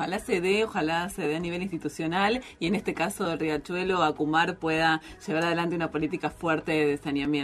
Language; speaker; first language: Spanish; native; Spanish